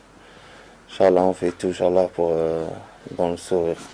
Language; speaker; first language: French; non-native, learner; Arabic